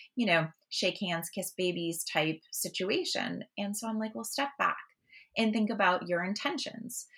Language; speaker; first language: English; native; English